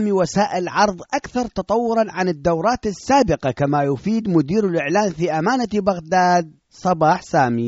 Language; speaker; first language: Arabic; native; Arabic